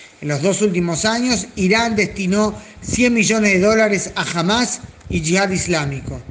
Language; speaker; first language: Spanish; native; Spanish